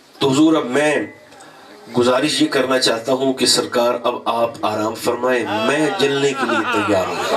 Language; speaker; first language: Urdu; non-native, local second language; Punjabi